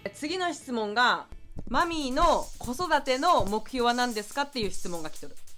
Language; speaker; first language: Japanese; native; Japanese